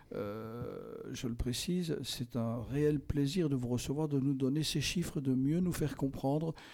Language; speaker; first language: French; native; French